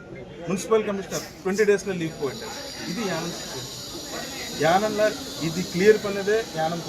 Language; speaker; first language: Tamil; non-native, local second language; Telugu